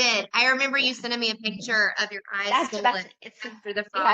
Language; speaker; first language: English; native; English